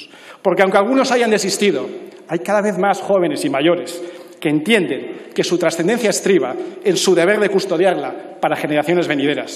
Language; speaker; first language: Spanish; native; Spanish